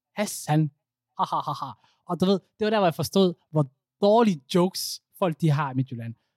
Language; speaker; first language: Danish; early bilingual, other home language; Somali